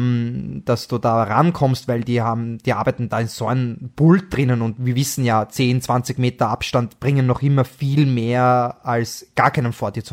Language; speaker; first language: German; native; German